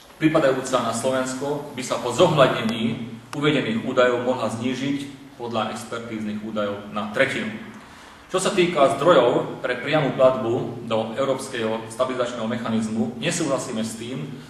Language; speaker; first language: Slovak; non-native, local second language; Hungarian